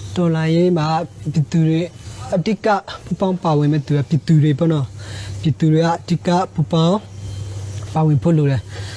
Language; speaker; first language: Burmese; non-native, local second language; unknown